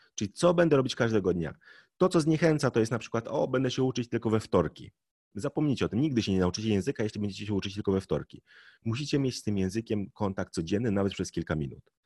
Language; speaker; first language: Polish; native; Polish